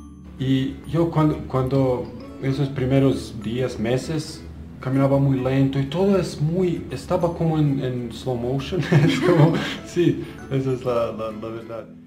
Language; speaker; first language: Spanish; non-native, fluent; Bosnian